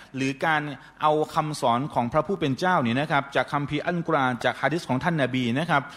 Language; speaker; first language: Thai; native; Thai